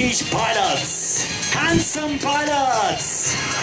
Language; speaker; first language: English; non-native, fluent; Turkish